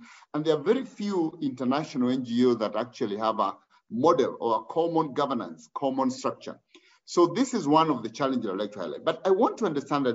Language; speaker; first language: English; non-native, local second language; Kikuyu